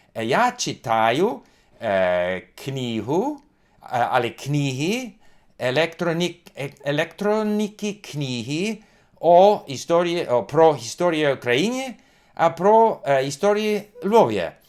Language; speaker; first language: Ukrainian; non-native, learner; English